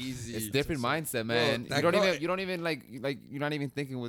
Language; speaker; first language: English; native; English